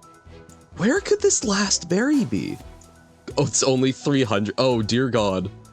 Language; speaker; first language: English; native; English